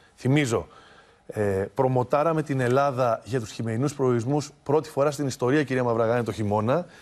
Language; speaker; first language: Greek; native; Greek